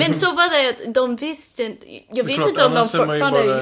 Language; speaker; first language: Swedish; non-native, learner; English